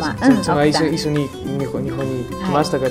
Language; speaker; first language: Japanese; non-native, learner; Spanish